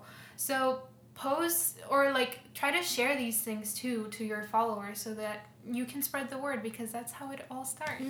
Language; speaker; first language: English; early bilingual, other home language; Spanish